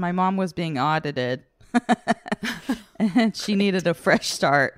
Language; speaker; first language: English; native; English